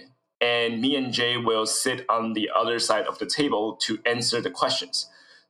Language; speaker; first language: English; non-native, fluent; Chinese